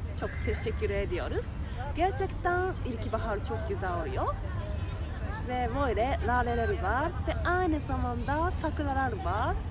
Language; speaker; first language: Turkish; non-native, learner; Japanese